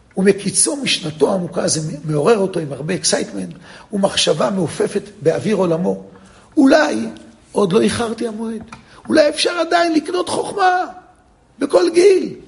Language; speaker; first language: Hebrew; non-native, fluent; English